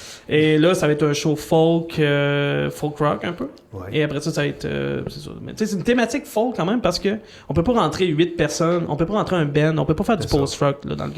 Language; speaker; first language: French; native; French